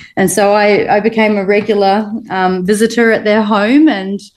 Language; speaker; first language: English; native; English